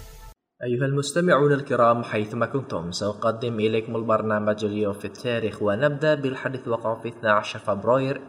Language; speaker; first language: Arabic; non-native, fluent; Indonesian